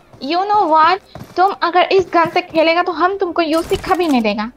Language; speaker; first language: Hindi; non-native, learner; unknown